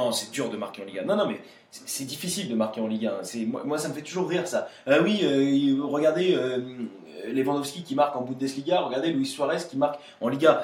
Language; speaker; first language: French; native; French